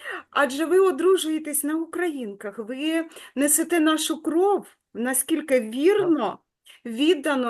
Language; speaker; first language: Ukrainian; native; Ukrainian